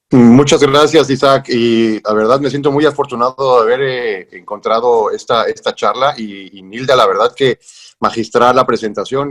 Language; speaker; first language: Spanish; native; Spanish